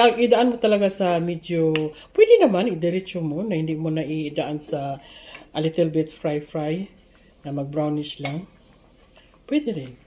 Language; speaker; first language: Filipino; non-native, local second language; Cebuano